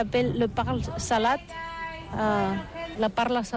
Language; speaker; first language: French; non-native, learner; Catalan